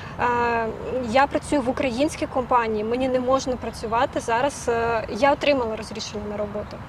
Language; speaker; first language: Ukrainian; native; Ukrainian